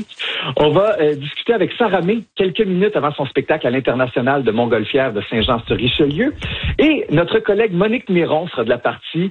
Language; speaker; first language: French; native; French